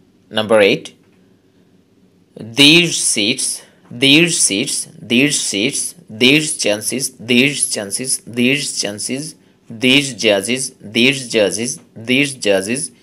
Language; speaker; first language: English; non-native, local second language; Bangla